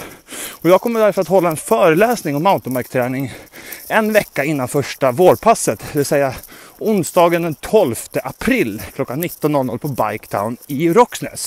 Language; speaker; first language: Swedish; native; Swedish